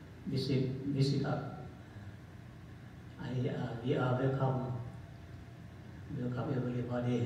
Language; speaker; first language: English; non-native, learner; Thai